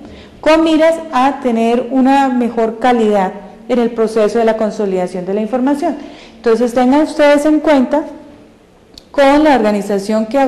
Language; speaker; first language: Spanish; native; Spanish